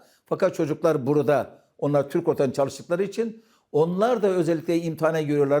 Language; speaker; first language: Turkish; native; Turkish